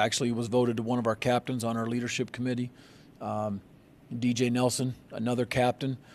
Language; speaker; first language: English; native; English